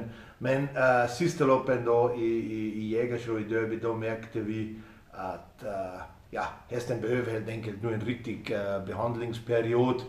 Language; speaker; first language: Swedish; non-native, fluent; German